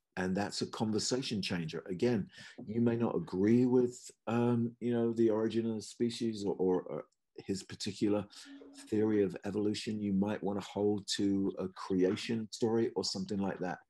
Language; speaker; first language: English; native; English